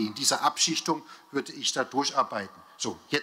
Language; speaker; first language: German; native; German